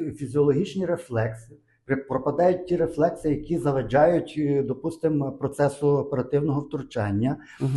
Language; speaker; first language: Ukrainian; native; Ukrainian